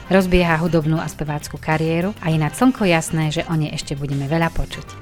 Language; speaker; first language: Slovak; native; Slovak